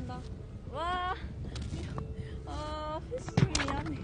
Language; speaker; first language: Korean; non-native, learner; Japanese